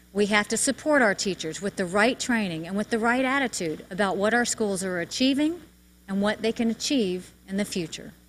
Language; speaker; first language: English; native; English